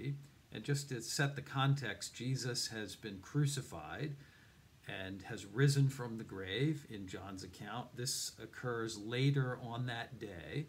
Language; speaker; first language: English; native; English